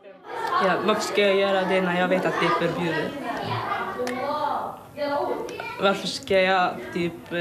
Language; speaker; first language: Swedish; early bilingual, other home language; Somali